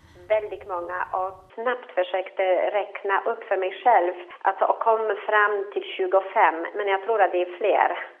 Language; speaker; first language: Swedish; non-native, fluent; Polish